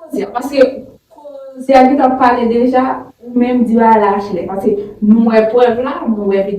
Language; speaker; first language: French; non-native, local second language; Haitian Creole